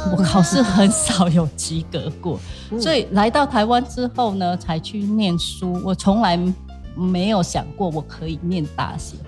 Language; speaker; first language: Chinese; non-native, fluent; Khmer